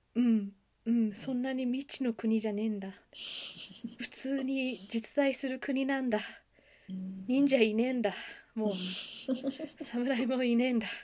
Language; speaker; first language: Japanese; early bilingual, heritage; Japanese